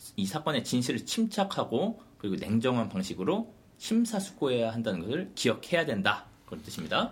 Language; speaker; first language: Korean; non-native, fluent; English